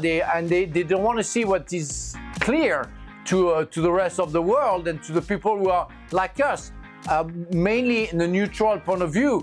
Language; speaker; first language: English; non-native, fluent; French